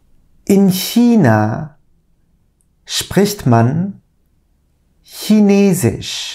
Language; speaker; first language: German; non-native, fluent; Turkish